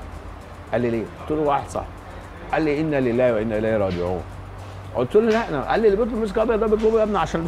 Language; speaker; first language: Arabic; native; Arabic